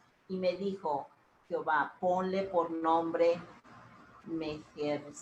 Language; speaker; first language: Spanish; native; Spanish